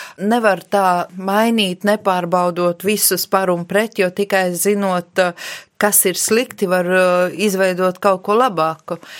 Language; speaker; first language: Latvian; native; Latvian